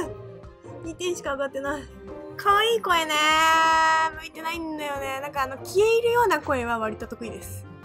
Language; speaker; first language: Japanese; native; Japanese